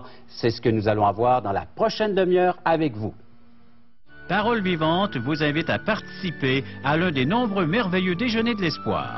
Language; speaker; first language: French; native; French